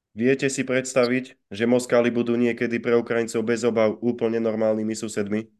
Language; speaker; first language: Slovak; native; Slovak